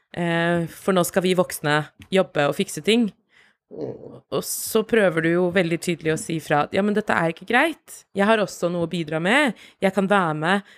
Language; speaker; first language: Norwegian; native; Norwegian